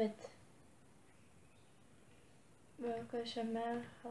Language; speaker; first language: Turkish; non-native, learner; Lithuanian